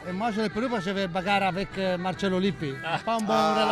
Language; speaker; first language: French; non-native, learner; Italian